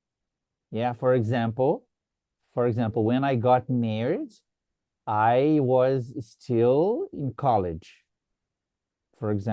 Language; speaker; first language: English; non-native, fluent; Portuguese